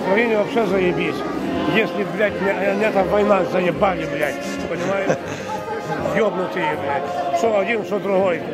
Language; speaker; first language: Russian; non-native, local second language; Ukrainian